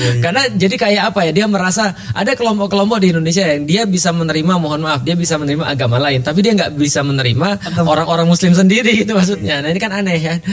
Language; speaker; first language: Indonesian; native; Indonesian